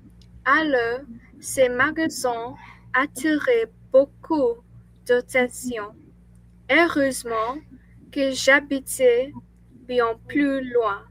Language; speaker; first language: French; non-native, learner; English